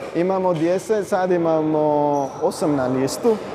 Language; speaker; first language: Croatian; non-native, learner; Punjabi